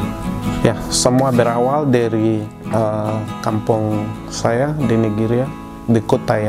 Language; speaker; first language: Indonesian; non-native, fluent; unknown